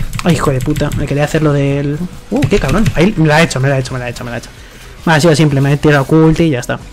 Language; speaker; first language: Spanish; native; Spanish